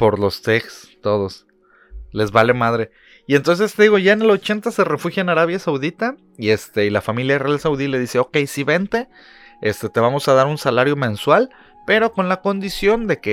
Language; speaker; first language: Spanish; native; Spanish